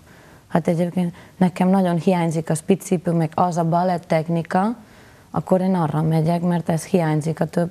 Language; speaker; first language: Hungarian; non-native, learner; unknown